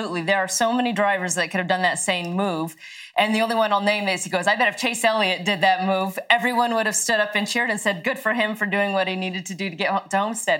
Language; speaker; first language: English; native; English